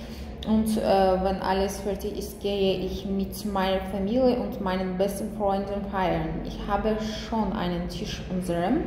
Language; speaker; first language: German; non-native, fluent; Azerbaijani